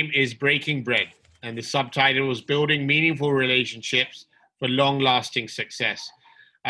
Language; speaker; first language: English; native; English